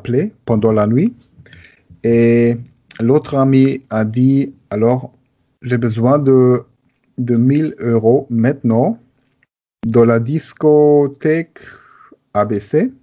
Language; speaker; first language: French; non-native, learner; German